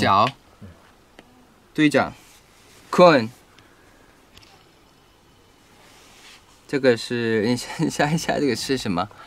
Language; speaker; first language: Chinese; non-native, fluent; Thai